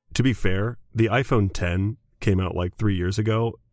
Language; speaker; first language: English; native; English